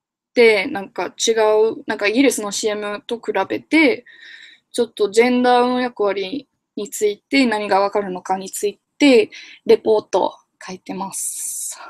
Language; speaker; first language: Japanese; non-native, fluent; English